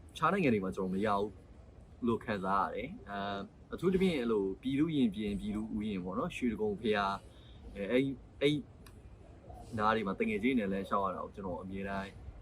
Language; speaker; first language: Burmese; native; Burmese